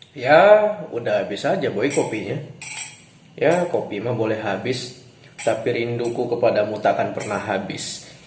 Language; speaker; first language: Indonesian; native; Indonesian